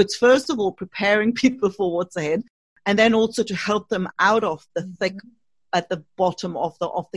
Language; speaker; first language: English; non-native, fluent; German